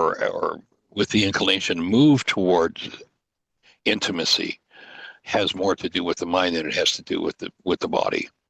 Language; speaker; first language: English; native; English